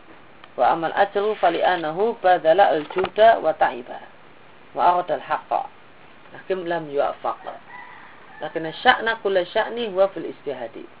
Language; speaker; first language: Arabic; non-native, fluent; Indonesian